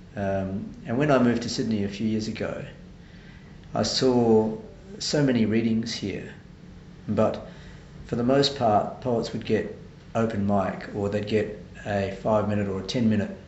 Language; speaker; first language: English; native; English